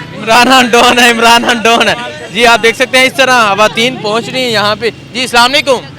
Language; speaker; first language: Urdu; non-native, local second language; Punjabi